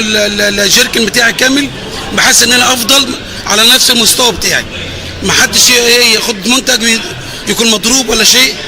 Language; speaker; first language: Arabic; native; Arabic